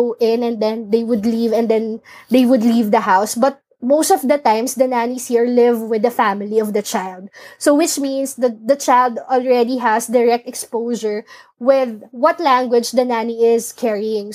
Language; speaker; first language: English; non-native, local second language; Filipino